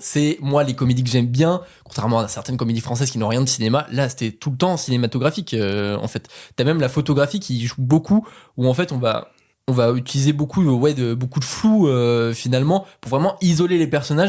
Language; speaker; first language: French; native; French